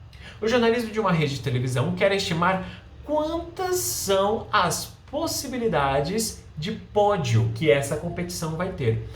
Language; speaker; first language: Portuguese; native; Portuguese